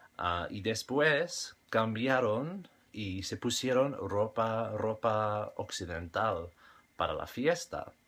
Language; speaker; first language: Spanish; non-native, learner; English